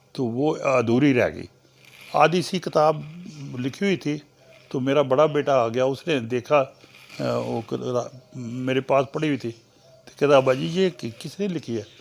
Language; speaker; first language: Urdu; non-native, local second language; Punjabi